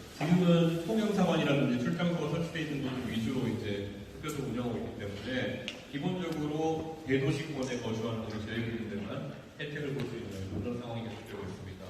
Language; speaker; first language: Korean; native; Korean